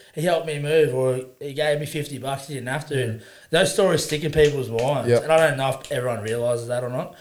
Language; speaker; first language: English; native; English